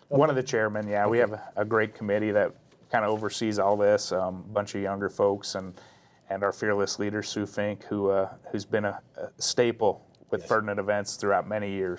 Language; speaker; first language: English; native; English